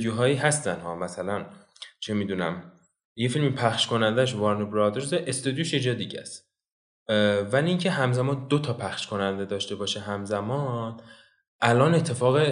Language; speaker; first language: Persian; non-native, local second language; Azerbaijani